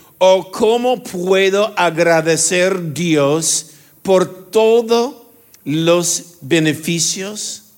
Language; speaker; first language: Spanish; non-native, fluent; English